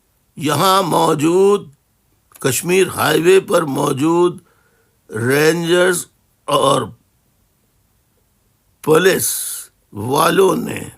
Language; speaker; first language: Urdu; native; Urdu